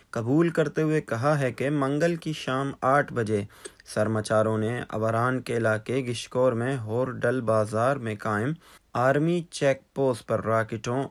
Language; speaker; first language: Urdu; non-native, local second language; Baluchi